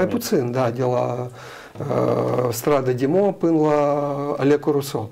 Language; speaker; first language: Romanian; non-native, local second language; Russian